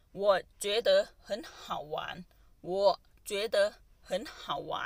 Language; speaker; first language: Chinese; non-native, fluent; Thai